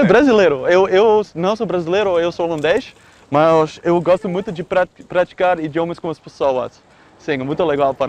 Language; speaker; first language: Portuguese; non-native, fluent; Dutch